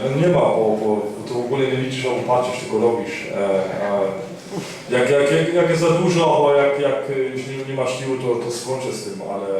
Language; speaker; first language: Polish; early bilingual, heritage; Polish